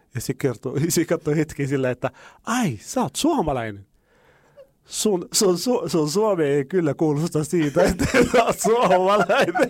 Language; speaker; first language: Finnish; non-native, fluent; Arabic